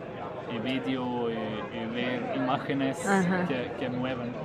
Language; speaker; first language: Spanish; non-native, fluent; Swedish